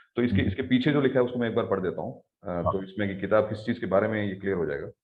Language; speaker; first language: Hindi; non-native, local second language; Malayalam